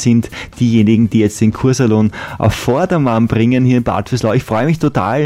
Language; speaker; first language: German; native; German